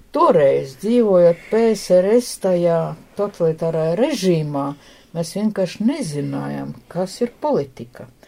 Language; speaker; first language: Latvian; non-native, local second language; Russian